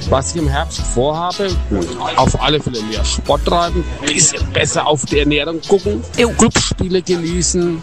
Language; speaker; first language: German; native; German